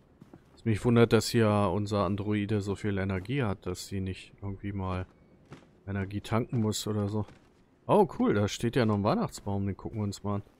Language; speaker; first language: German; native; German